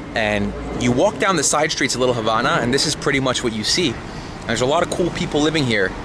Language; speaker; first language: English; native; English